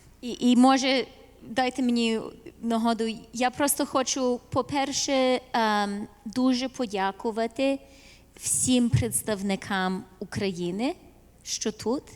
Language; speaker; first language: Ukrainian; early bilingual, heritage; Ukrainian